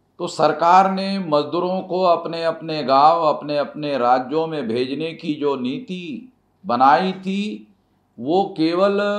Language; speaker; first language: Hindi; non-native, local second language; Marathi